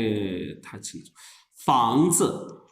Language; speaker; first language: Chinese; non-native, learner; Urdu